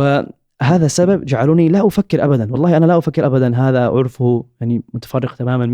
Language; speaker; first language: Arabic; non-native, learner; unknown